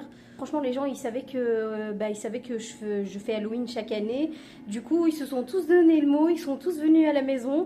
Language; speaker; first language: French; native; French